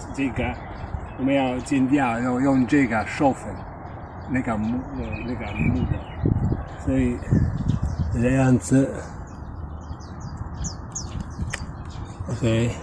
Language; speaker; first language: Chinese; non-native, fluent; Italian